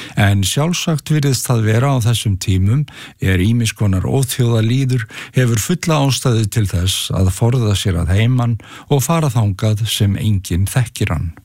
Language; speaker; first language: Icelandic; native; Icelandic